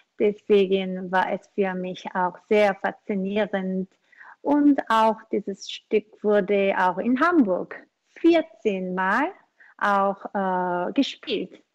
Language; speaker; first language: German; non-native, learner; Korean